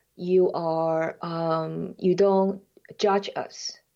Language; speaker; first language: English; non-native, fluent; Chinese